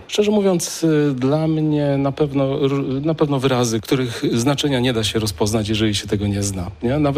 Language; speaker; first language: Polish; native; Polish